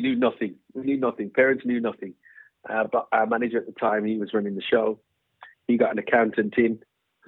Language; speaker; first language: English; native; English